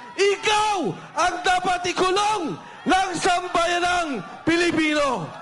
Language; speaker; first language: Filipino; native; Filipino